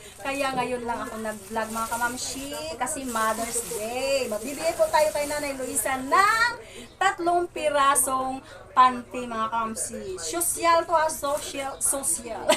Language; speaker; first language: Filipino; native; Filipino